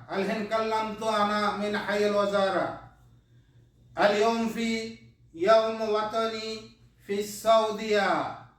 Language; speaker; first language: Arabic; non-native, learner; Bangla